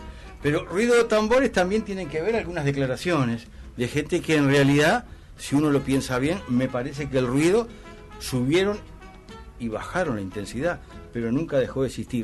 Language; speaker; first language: Spanish; native; Spanish